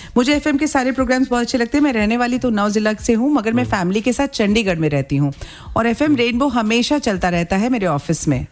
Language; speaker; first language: Hindi; native; Hindi